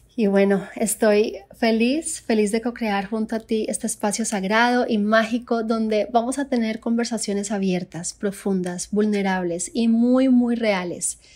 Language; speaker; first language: Spanish; native; Spanish